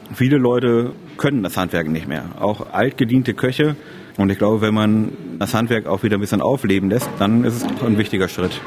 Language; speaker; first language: German; native; German